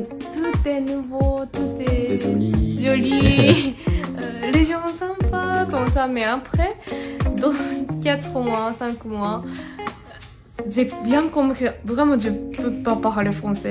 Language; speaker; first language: French; non-native, learner; Japanese